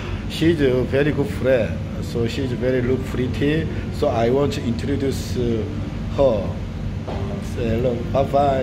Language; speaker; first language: English; non-native, learner; Korean